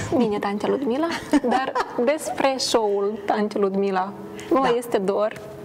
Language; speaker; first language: Romanian; native; Romanian